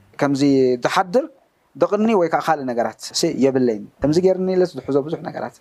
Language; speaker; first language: Tigrinya; native; Tigrinya